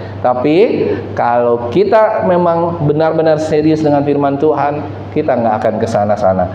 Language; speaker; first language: Indonesian; native; Indonesian